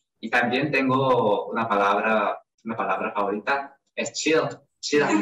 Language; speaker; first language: Spanish; non-native, learner; Japanese